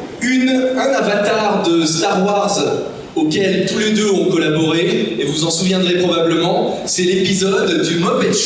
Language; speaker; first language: French; native; French